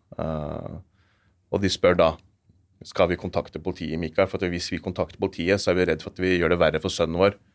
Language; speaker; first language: Norwegian; native; Norwegian